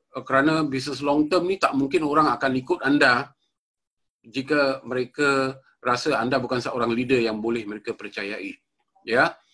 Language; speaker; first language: Malay; native; Malay